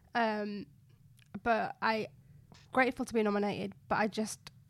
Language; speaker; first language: English; native; English